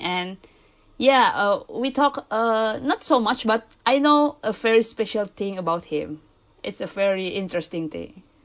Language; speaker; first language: English; early bilingual, other home language; Indonesian